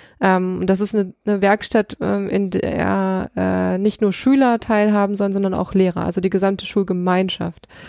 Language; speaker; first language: German; early bilingual, other home language; Russian